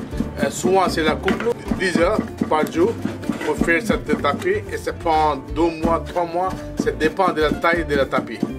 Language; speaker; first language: French; non-native, fluent; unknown